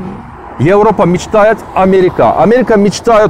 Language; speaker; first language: Russian; non-native, learner; Turkish